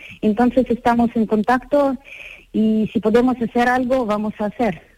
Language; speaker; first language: Spanish; non-native, learner; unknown